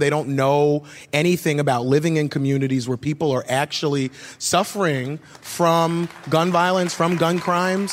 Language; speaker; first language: English; native; English